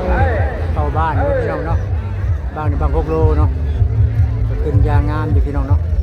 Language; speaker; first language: Thai; non-native, local second language; Lao